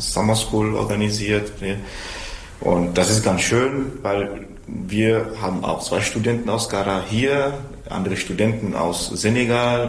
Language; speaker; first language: German; non-native, fluent; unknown